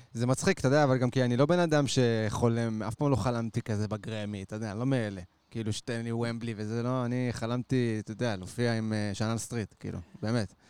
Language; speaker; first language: Hebrew; native; Hebrew